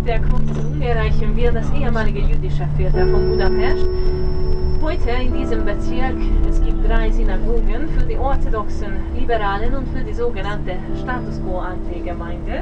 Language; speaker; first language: German; non-native, fluent; Hungarian